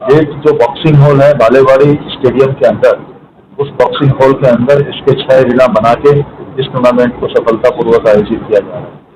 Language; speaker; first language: Hindi; native; Hindi